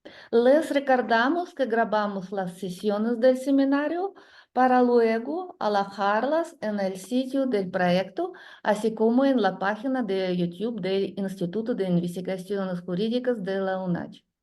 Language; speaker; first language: Spanish; non-native, learner; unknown